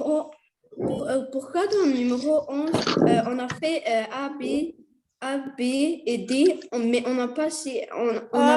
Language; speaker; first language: French; non-native, local second language; Arabic